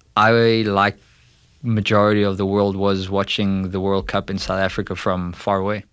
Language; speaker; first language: English; native; English